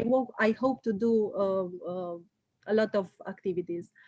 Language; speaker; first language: English; non-native, learner; Romanian